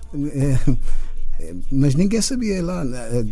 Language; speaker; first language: Portuguese; non-native, local second language; Kabuverdianu